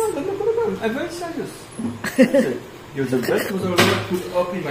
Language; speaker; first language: English; non-native, learner; French